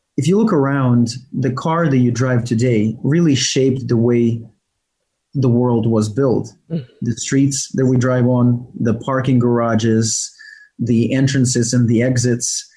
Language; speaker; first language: English; non-native, fluent; Ukrainian